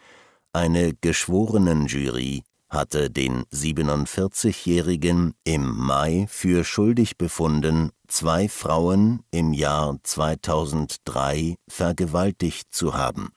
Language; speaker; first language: German; native; German